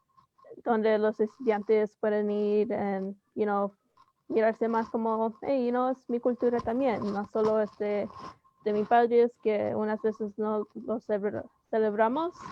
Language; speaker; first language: Spanish; early bilingual, heritage; Spanish